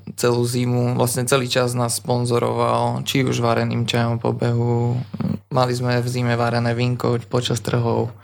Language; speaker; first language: Slovak; native; Slovak